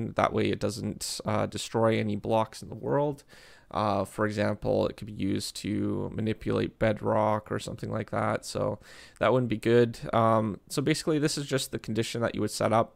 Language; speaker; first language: English; native; English